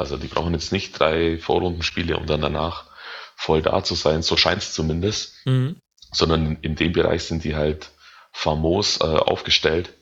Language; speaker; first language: German; native; German